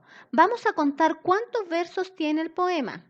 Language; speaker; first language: Spanish; native; Spanish